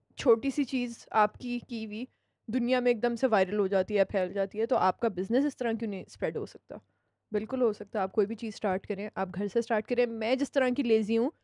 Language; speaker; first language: Urdu; native; Urdu